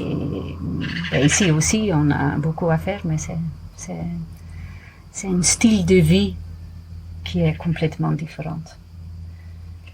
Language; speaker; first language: French; non-native, fluent; Dutch